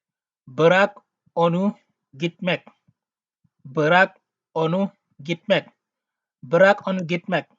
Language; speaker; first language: Turkish; non-native, learner; Wolof